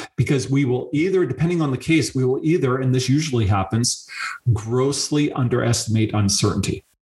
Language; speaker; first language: English; native; English